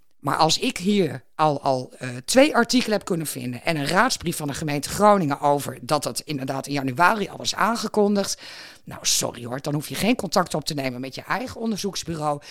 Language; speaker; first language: Dutch; native; Dutch